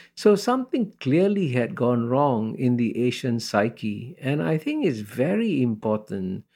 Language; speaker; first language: English; early bilingual, other home language; Hindi